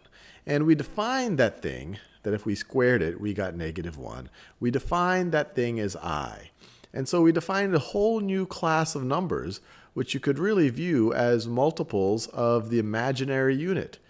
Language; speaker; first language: English; native; English